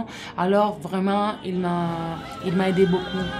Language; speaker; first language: French; non-native, learner; Italian